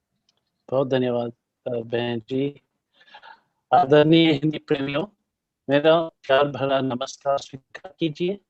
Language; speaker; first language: Hindi; non-native, learner; English